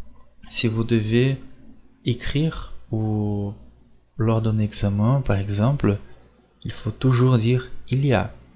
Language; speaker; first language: French; non-native, fluent; Portuguese